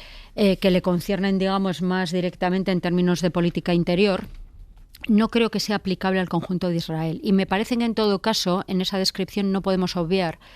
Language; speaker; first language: Spanish; native; Spanish